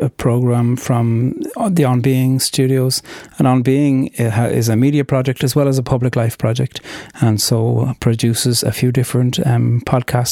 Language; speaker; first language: English; non-native, local second language; Irish